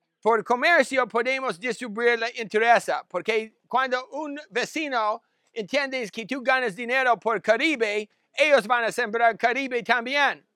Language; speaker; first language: Spanish; non-native, learner; English